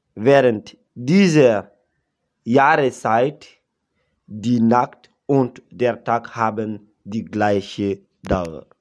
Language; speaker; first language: German; non-native, learner; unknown